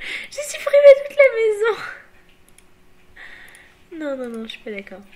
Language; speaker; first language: French; native; French